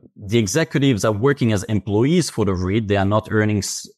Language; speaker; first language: English; non-native, fluent; Finnish